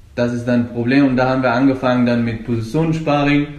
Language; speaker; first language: German; non-native, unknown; Persian